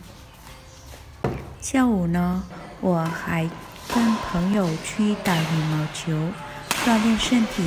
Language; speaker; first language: Chinese; non-native, fluent; Vietnamese